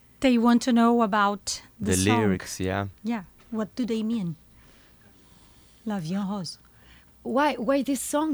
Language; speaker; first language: English; non-native, learner; French